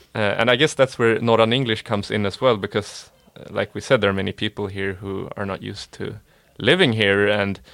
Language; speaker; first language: English; non-native, fluent; Swedish